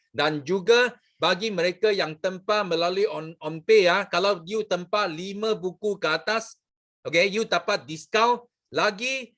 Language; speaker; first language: Malay; non-native, local second language; Chinese